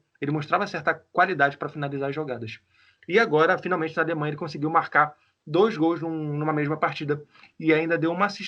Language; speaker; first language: Portuguese; native; Portuguese